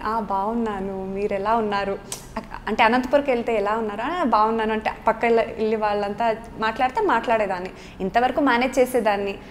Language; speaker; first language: Telugu; non-native, local second language; Kannada